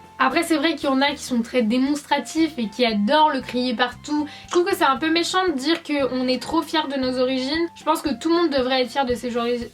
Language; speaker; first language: French; native; French